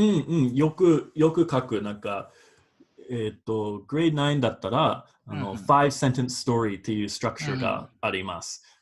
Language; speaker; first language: Japanese; non-native, fluent; English